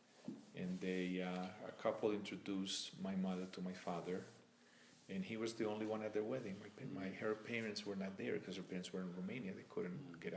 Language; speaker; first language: English; non-native, fluent; Spanish